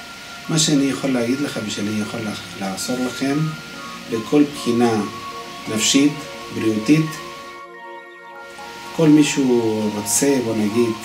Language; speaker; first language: Hebrew; non-native, fluent; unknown